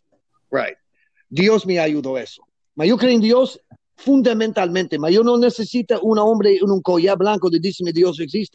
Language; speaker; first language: Spanish; non-native, learner; English